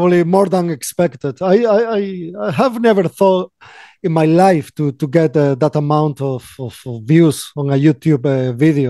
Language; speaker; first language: English; non-native, fluent; Spanish